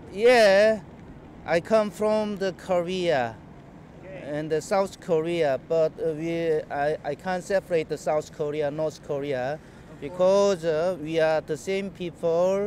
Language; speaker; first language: English; non-native, learner; Korean